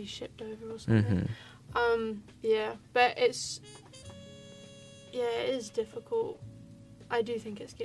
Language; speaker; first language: English; native; English